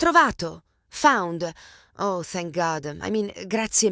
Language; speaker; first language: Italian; non-native, learner; English